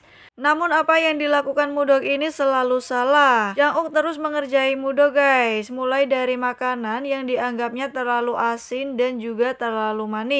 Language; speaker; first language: Indonesian; native; Indonesian